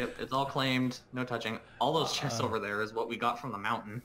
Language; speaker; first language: English; native; English